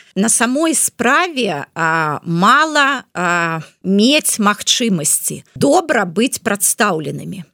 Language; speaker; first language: Belarusian; non-native, local second language; Russian